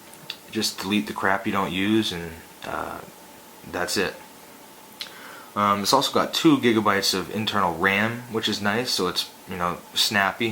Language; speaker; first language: English; native; English